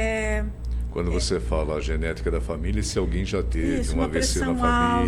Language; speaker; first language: Portuguese; native; Portuguese